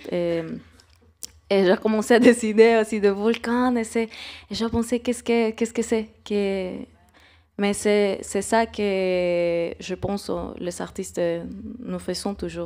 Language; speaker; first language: French; non-native, fluent; Spanish